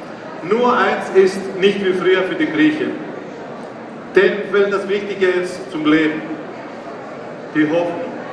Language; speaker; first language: German; non-native, fluent; Greek